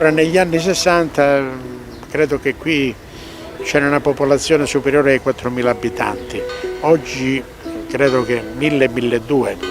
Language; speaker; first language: Italian; native; Italian